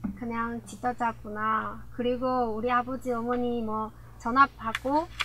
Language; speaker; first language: Korean; early bilingual, heritage; Korean